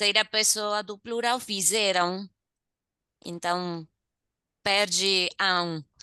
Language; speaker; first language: Portuguese; non-native, learner; Spanish